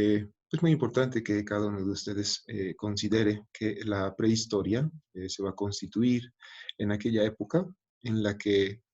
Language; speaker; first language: Spanish; native; Spanish